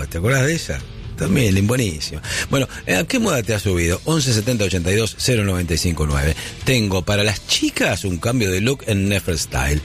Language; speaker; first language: Spanish; native; Spanish